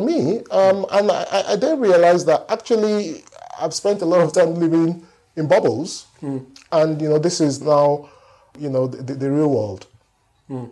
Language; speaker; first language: English; non-native, local second language; Yoruba